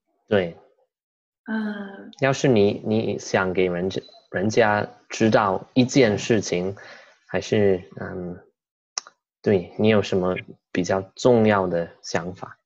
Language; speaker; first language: Chinese; non-native, fluent; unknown